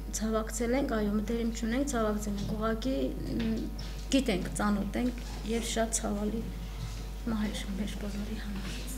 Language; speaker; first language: Armenian; non-native, local second language; Kurdish